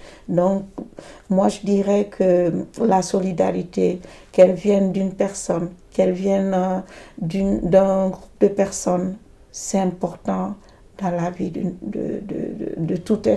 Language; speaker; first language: French; native; French